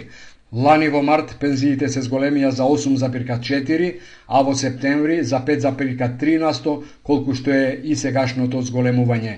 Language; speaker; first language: Macedonian; native; Macedonian